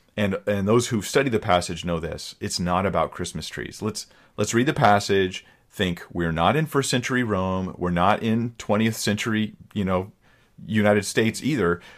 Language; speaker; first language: English; native; English